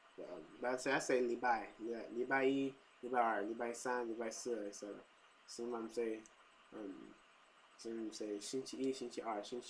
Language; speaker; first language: Chinese; non-native, fluent; English